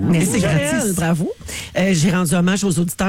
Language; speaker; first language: French; native; French